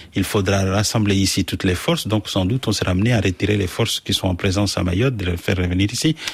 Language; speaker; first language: French; non-native, local second language; Comorian